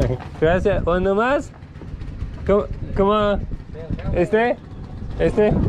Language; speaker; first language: Spanish; non-native, learner; French